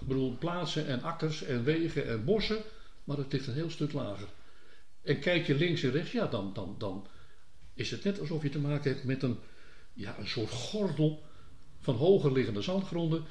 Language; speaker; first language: Dutch; native; Dutch